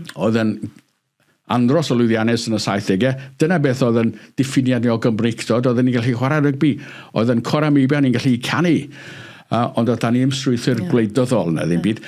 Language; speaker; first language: Welsh; native; Welsh